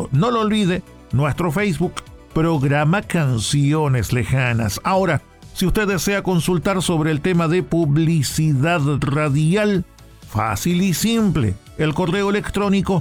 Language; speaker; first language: Spanish; native; Spanish